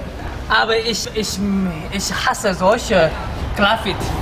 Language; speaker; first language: German; non-native, learner; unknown